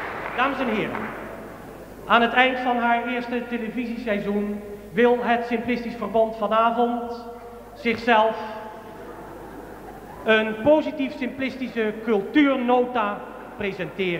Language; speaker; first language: Dutch; native; Dutch